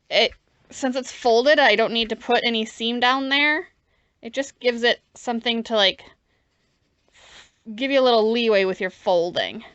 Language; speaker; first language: English; native; English